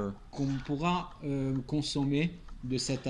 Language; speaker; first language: French; native; French